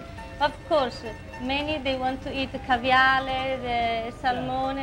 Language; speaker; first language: English; non-native, learner; Italian